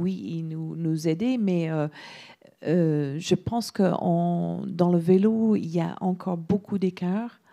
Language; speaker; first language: French; non-native, fluent; English